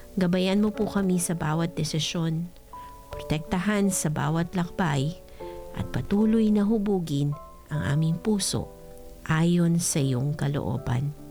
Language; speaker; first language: Filipino; non-native, local second language; Bikol